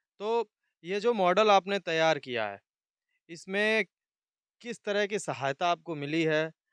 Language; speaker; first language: Hindi; native; Hindi